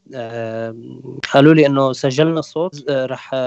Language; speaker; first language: Arabic; non-native, local second language; Kurdish